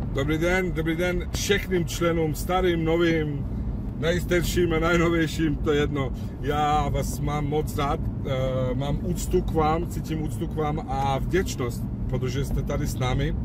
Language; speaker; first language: Czech; non-native, fluent; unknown